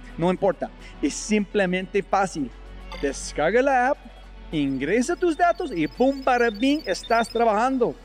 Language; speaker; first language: Spanish; non-native, fluent; English